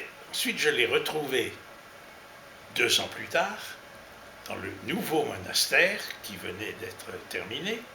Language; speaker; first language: French; native; French